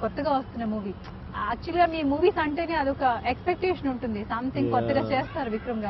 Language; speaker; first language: Telugu; native; Telugu